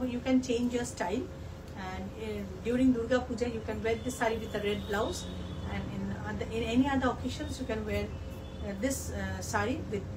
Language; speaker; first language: English; non-native, local second language; Bangla